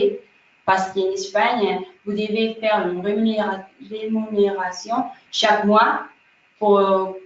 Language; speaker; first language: French; non-native, fluent; Spanish